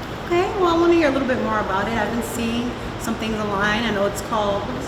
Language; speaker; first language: English; early bilingual, other home language; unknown